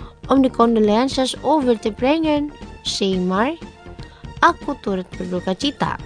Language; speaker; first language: Dutch; non-native, learner; Indonesian